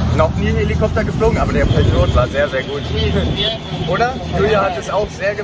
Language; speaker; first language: German; native; German